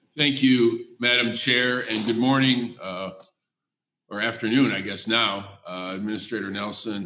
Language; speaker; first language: English; native; English